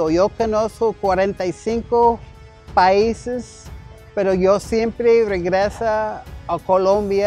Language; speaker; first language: Spanish; non-native, learner; English